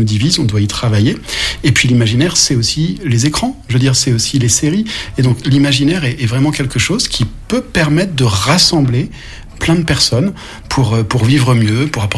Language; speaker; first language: French; native; French